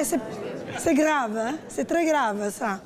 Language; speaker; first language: French; non-native, fluent; Italian